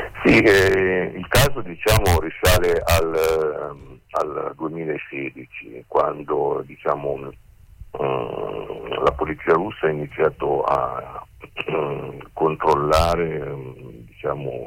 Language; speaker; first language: Italian; native; Italian